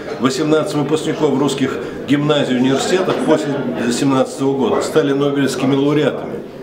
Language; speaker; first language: Russian; native; Russian